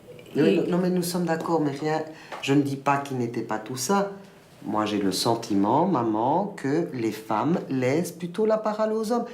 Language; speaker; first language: French; early bilingual, other home language; Spanish